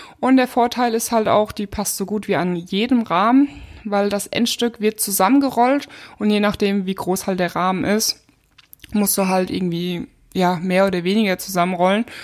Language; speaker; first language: German; native; German